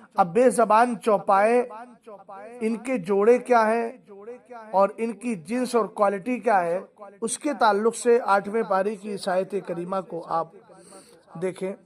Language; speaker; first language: Urdu; native; Urdu